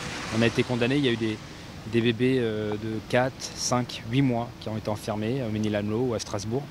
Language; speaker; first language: French; native; French